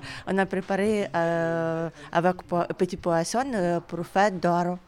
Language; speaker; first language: French; non-native, learner; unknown